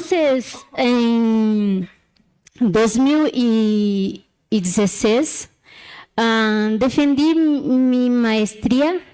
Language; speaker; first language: Spanish; non-native, learner; Portuguese